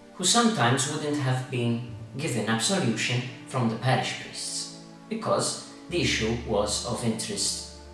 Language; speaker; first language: English; non-native, local second language; Maltese